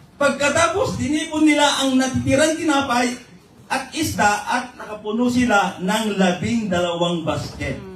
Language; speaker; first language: Filipino; non-native, local second language; Iloko